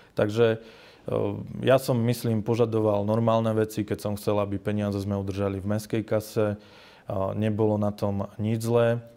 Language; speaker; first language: Slovak; native; Slovak